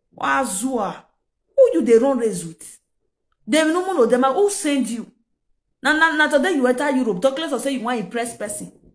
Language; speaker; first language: Nigerian Pidgin; non-native, local second language; Yoruba